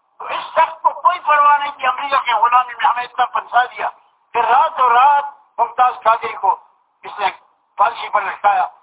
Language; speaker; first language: Urdu; non-native, local second language; Pashto